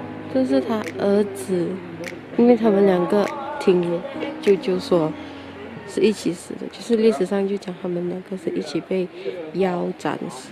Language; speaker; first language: Chinese; early bilingual, heritage; Cantonese